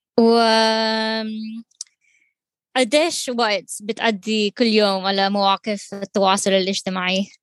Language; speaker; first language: Arabic; non-native, learner; English